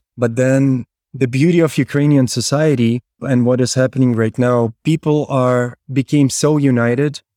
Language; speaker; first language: English; non-native, fluent; Ukrainian